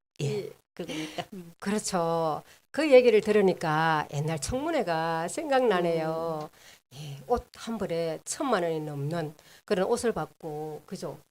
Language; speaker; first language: Korean; native; Korean